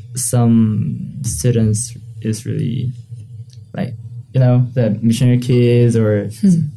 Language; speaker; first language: English; non-native, learner; Korean